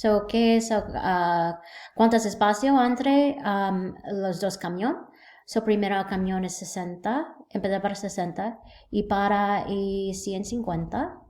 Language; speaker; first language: Spanish; non-native, learner; English